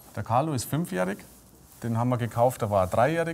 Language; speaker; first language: German; native; German